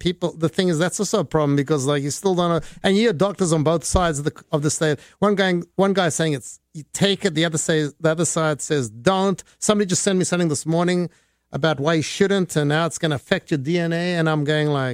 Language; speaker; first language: English; native; English